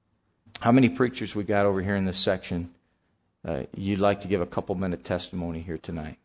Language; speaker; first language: English; native; English